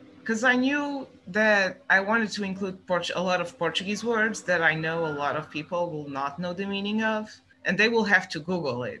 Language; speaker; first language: English; non-native, fluent; Portuguese